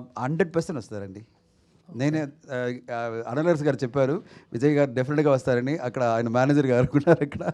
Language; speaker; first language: Telugu; non-native, fluent; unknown